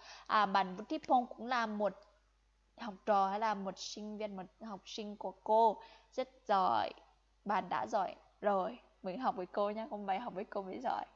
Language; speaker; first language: Vietnamese; non-native, fluent; Lao